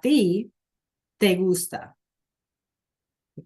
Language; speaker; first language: Spanish; non-native, fluent; English